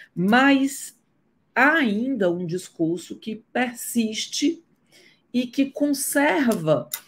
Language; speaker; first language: Portuguese; native; Portuguese